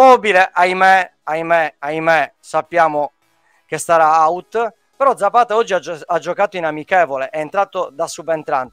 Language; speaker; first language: Italian; native; Italian